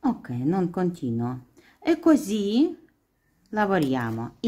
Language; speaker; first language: Italian; non-native, learner; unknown